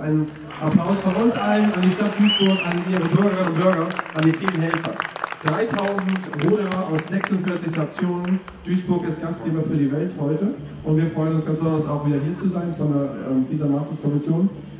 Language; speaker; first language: German; native; German